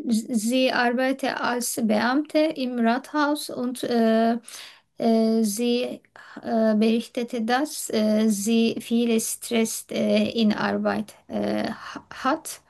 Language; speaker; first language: German; non-native, learner; Turkish